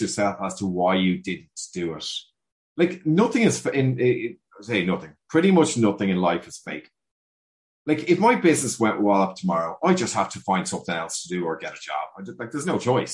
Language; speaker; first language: English; native; English